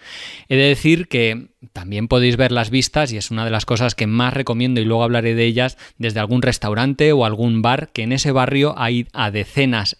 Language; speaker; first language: Spanish; native; Spanish